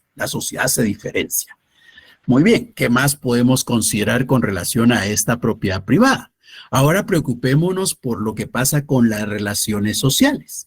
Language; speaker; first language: Spanish; native; Spanish